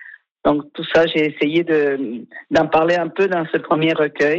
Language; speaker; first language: French; non-native, fluent; Spanish